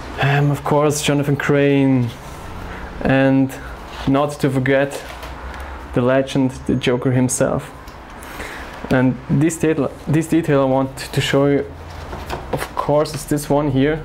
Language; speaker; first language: English; non-native, fluent; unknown